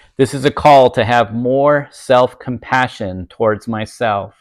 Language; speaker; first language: English; native; English